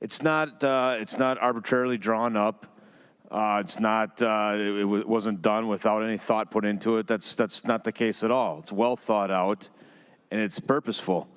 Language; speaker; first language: English; native; English